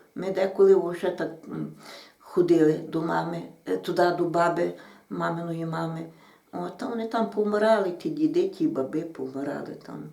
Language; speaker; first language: Ukrainian; native; Ukrainian